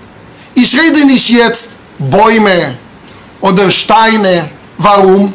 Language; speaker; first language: German; non-native, fluent; Hebrew